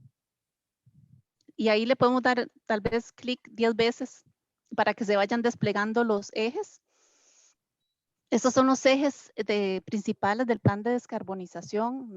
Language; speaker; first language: Spanish; native; Spanish